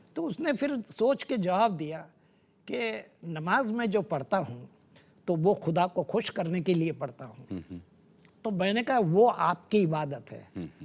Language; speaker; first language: Hindi; non-native, local second language; Gujarati